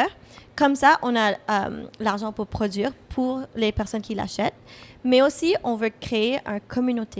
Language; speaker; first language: French; non-native, fluent; English